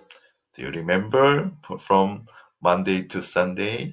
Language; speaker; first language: English; non-native, fluent; Korean